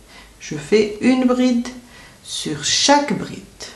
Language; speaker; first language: French; native; French